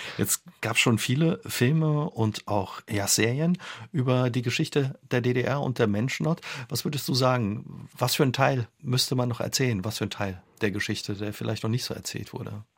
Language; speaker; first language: German; native; German